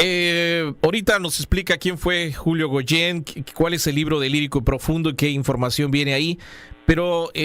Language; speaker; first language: Spanish; native; Spanish